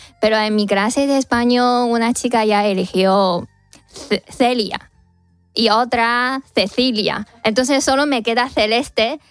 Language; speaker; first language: Spanish; non-native, fluent; Chinese